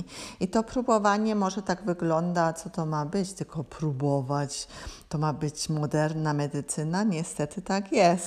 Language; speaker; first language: Polish; non-native, learner; German